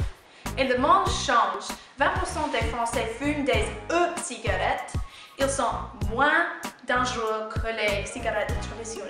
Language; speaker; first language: French; non-native, learner; English